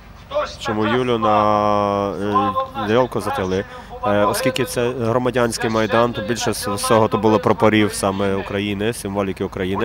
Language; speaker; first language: Ukrainian; native; Ukrainian